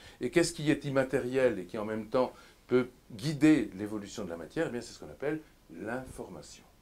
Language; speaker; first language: French; native; French